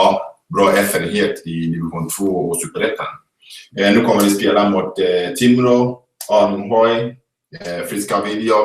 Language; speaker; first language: Swedish; non-native, fluent; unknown